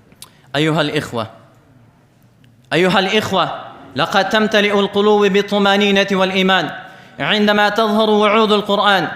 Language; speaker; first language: Arabic; non-native, fluent; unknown